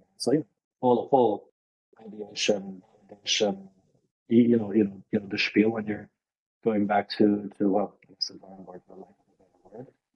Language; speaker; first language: English; non-native, fluent; Lithuanian